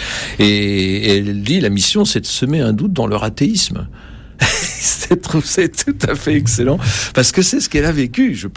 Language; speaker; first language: French; native; French